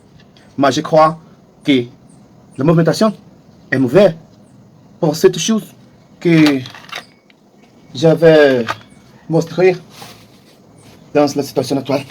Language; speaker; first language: French; non-native, learner; Portuguese